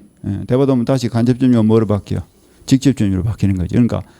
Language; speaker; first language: Korean; native; Korean